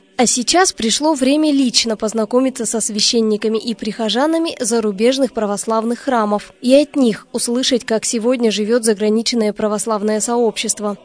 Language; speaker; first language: Russian; native; Russian